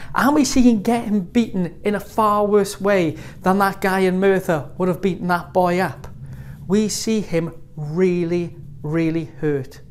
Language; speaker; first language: English; native; English